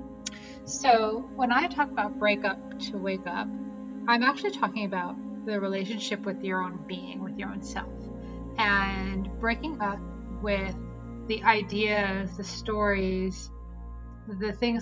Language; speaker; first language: English; native; English